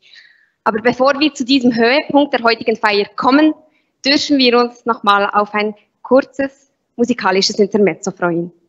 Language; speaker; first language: German; native; German